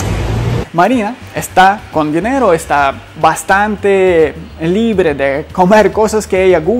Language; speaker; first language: Spanish; non-native, fluent; Ukrainian